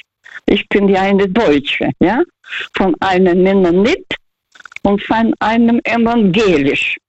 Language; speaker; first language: German; non-native, fluent; Russian